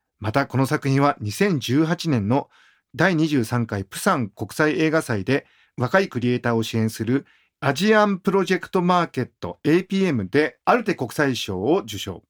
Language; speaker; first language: Japanese; native; Japanese